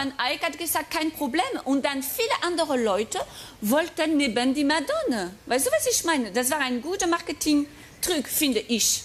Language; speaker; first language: German; non-native, fluent; French